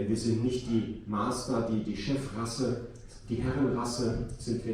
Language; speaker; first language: German; native; German